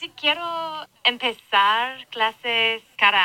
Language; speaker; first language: Spanish; non-native, learner; English